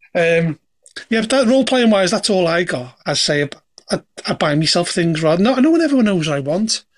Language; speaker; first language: English; native; English